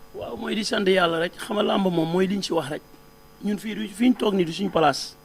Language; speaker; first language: Wolof; native; Wolof